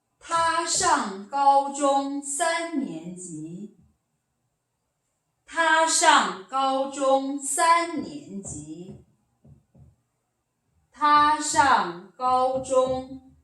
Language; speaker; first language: Chinese; non-native, fluent; Korean